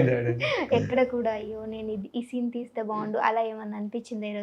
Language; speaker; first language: Telugu; native; Telugu